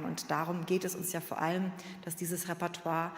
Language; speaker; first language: German; native; German